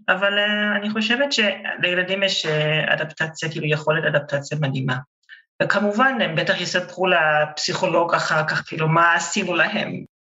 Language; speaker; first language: Hebrew; non-native, fluent; German